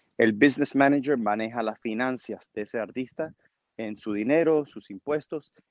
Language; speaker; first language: Spanish; early bilingual, heritage; Spanish